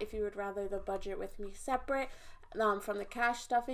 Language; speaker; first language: English; native; English